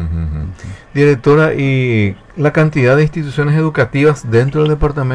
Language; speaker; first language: Spanish; native; Spanish